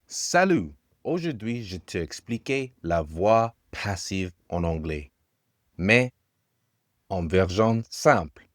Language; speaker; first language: French; non-native, learner; English